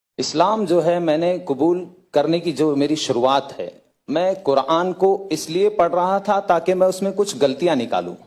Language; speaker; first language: Hindi; native; Hindi